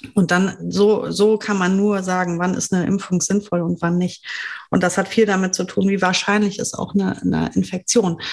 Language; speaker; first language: German; non-native, fluent; French